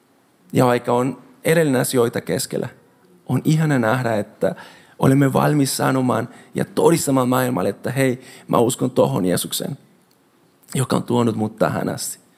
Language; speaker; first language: Finnish; non-native, fluent; Spanish